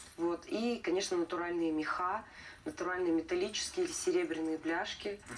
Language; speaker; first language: Russian; native; Russian